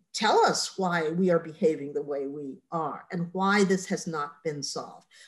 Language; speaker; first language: English; native; English